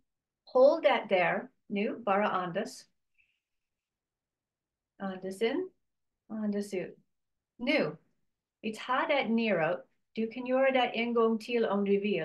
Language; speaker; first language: Swedish; non-native, learner; English